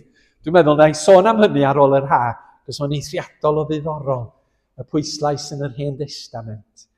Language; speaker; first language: Welsh; native; Welsh